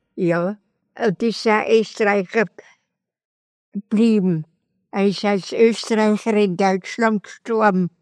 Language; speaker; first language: German; native; German